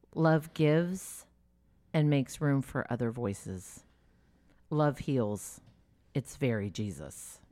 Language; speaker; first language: English; native; English